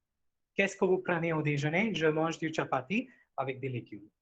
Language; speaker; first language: French; non-native, fluent; Hindi